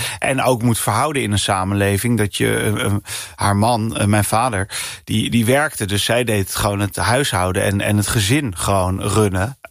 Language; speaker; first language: Dutch; early bilingual, other home language; English